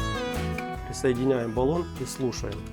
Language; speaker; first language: Russian; native; Russian